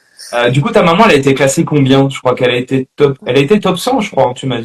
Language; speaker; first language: French; native; French